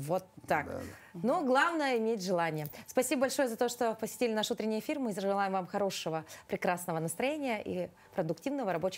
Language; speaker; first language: Russian; native; Russian